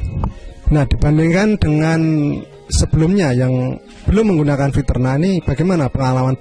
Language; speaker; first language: Indonesian; native; Indonesian